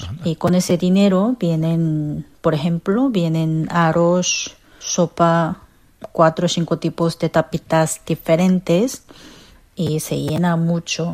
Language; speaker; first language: Spanish; non-native, fluent; Korean